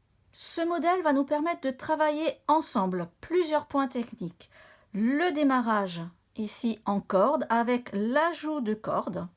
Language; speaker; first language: French; native; French